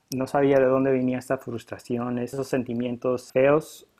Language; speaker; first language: Spanish; early bilingual, heritage; Spanish